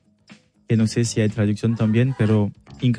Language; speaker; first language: Spanish; non-native, learner; French